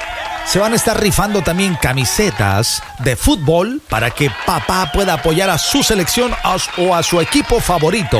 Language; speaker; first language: Spanish; native; Spanish